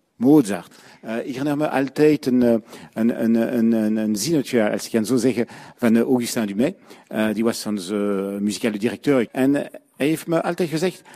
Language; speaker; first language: Dutch; non-native, learner; French